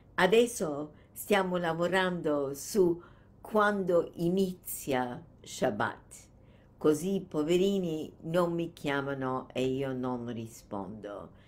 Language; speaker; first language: Italian; non-native, fluent; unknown